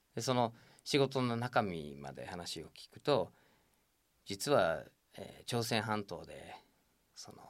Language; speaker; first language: Japanese; non-native, fluent; English